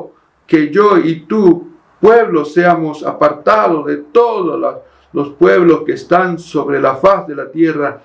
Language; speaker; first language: Spanish; native; Spanish